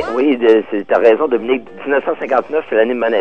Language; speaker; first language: French; native; French